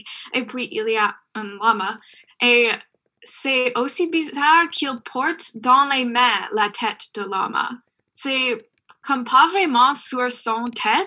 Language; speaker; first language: French; non-native, learner; English